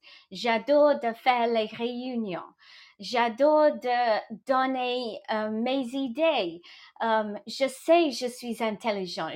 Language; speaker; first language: French; non-native, fluent; English